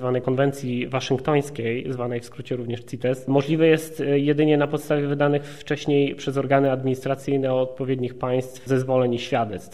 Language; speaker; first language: Polish; native; Polish